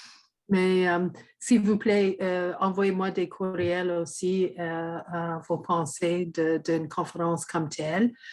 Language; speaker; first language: French; non-native, fluent; English